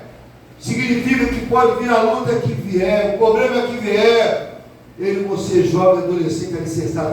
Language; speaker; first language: Portuguese; native; Portuguese